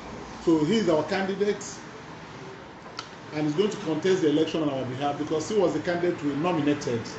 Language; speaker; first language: English; non-native, local second language; Igbo